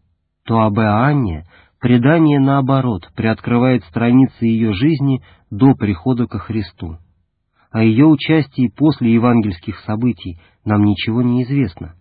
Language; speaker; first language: Russian; native; Russian